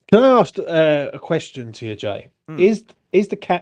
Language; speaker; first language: English; native; English